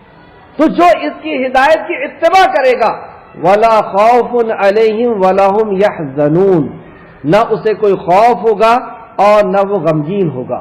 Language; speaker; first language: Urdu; native; Urdu